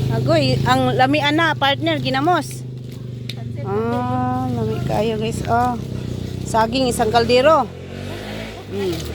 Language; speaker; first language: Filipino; non-native, local second language; Cebuano